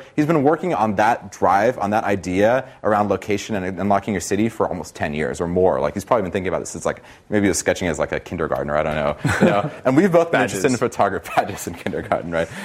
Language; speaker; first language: English; non-native, fluent; Portuguese